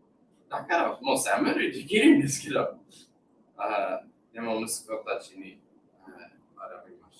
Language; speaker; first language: Japanese; non-native, fluent; English